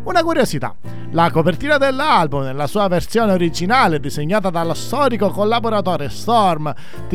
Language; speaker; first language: Italian; native; Italian